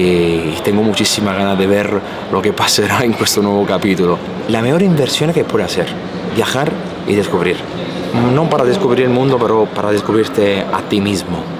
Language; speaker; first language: Spanish; non-native, fluent; Italian